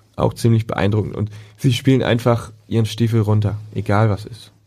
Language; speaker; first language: German; native; German